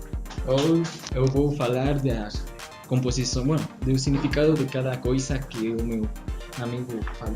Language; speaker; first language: Portuguese; non-native, learner; Spanish